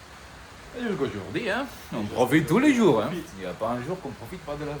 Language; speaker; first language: French; non-native, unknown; Spanish